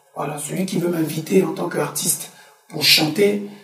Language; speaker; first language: French; early bilingual, other home language; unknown